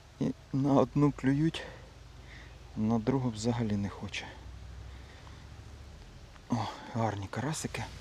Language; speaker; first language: Ukrainian; native; Ukrainian